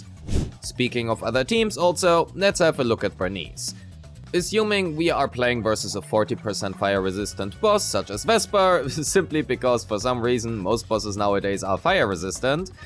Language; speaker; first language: English; non-native, fluent; German